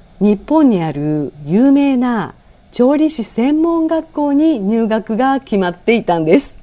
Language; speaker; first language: Japanese; native; Japanese